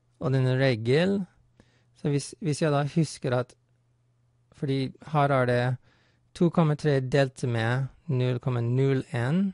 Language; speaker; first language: Norwegian; non-native, fluent; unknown